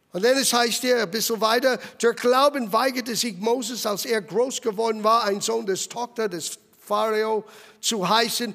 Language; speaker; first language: German; non-native, fluent; English